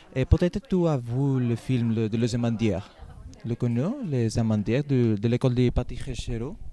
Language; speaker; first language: French; non-native, learner; Catalan